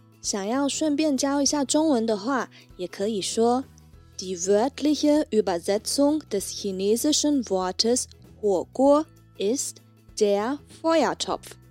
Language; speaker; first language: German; non-native, fluent; Chinese